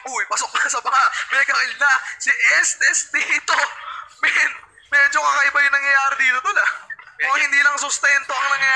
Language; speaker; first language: Filipino; native; Filipino